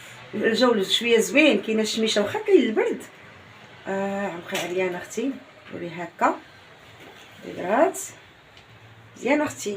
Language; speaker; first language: Arabic; native; Arabic